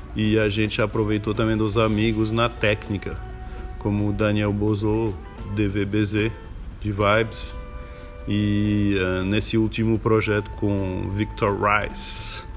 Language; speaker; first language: Portuguese; non-native, fluent; French